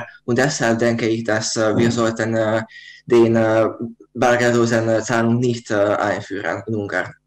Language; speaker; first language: German; non-native, learner; Hungarian